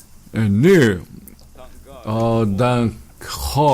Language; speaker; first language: Dutch; non-native, fluent; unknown